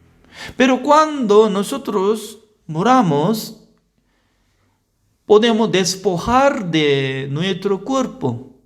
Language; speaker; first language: Spanish; non-native, learner; Korean